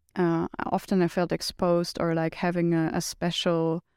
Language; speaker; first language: English; non-native, fluent; German